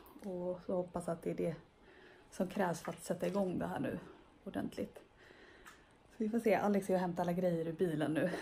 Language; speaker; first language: Swedish; native; Swedish